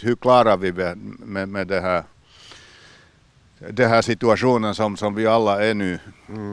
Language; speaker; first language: Swedish; non-native, local second language; Finnish